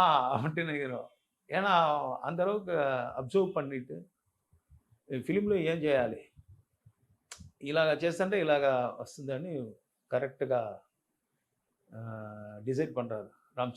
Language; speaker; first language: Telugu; non-native, learner; Tamil